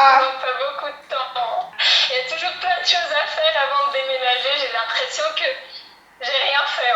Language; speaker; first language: French; early bilingual, heritage; Portuguese